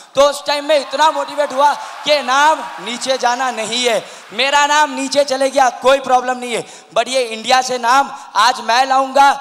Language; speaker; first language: Hindi; non-native, local second language; Urdu